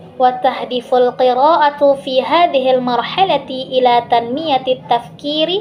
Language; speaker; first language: Arabic; non-native, learner; Indonesian